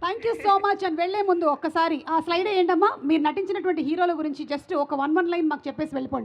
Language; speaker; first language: Telugu; native; Telugu